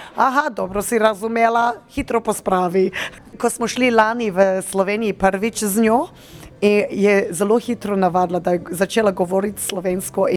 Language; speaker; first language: Slovenian; early bilingual, heritage; Slovenian